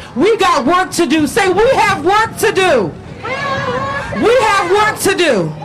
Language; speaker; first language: English; native; English